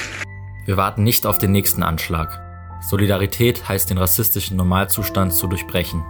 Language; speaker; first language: German; native; German